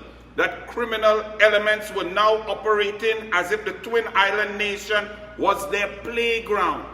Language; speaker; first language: English; native; English